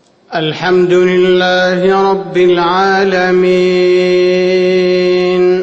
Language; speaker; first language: Arabic; native; Arabic